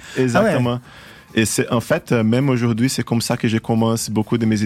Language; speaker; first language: French; non-native, fluent; Portuguese